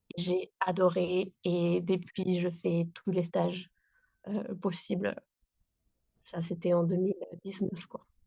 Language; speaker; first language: French; non-native, fluent; Spanish